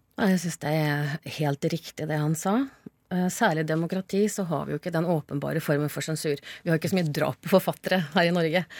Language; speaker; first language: Norwegian; native; Norwegian